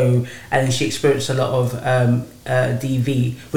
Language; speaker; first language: English; native; English